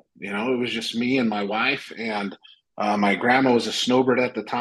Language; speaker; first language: English; native; English